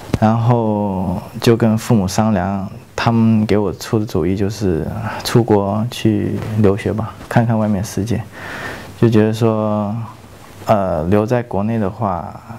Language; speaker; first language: Chinese; native; Chinese